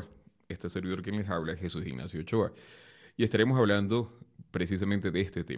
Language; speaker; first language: Spanish; native; Spanish